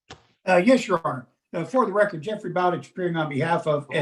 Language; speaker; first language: English; native; English